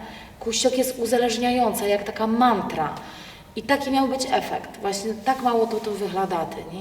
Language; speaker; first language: Polish; non-native, local second language; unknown